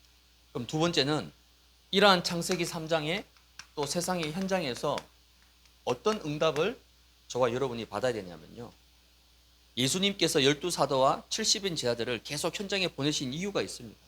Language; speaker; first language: Korean; native; Korean